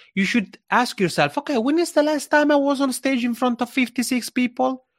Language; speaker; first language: English; non-native, fluent; Italian